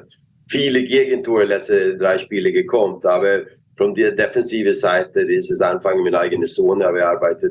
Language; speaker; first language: German; non-native, learner; Swedish